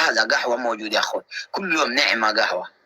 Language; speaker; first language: Arabic; non-native, learner; Oromo